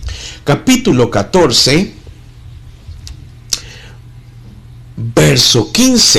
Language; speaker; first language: Spanish; native; Spanish